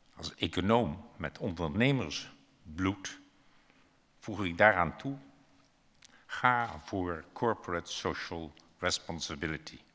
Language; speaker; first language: Dutch; native; Dutch